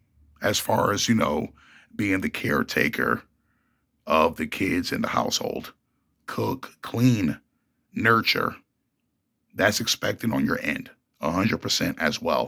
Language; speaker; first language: English; native; English